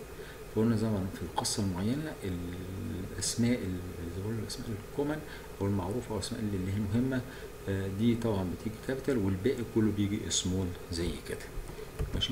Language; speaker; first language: Arabic; native; Arabic